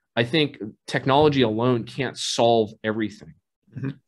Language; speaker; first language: English; native; English